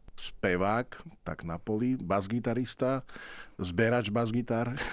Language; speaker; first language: Slovak; native; Slovak